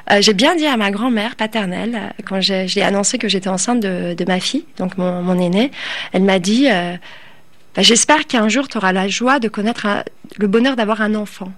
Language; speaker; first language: French; early bilingual, other home language; Turkish